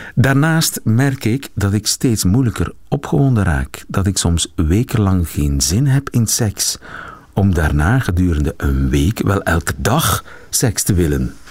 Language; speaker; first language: Dutch; native; Dutch